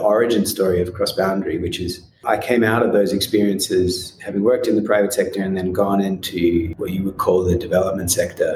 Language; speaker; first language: English; native; English